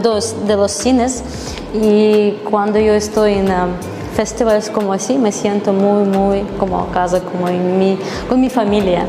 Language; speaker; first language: Spanish; non-native, fluent; Ukrainian